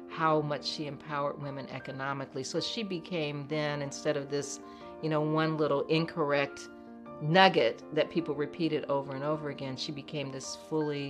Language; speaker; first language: English; native; English